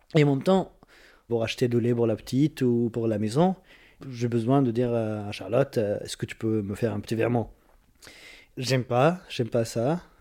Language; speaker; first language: French; non-native, fluent; Arabic